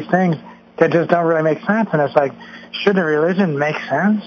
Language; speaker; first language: English; native; English